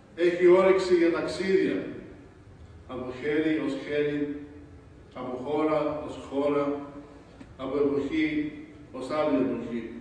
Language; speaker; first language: Greek; early bilingual, heritage; Greek